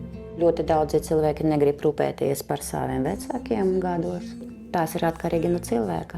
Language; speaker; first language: Latvian; non-native, local second language; Russian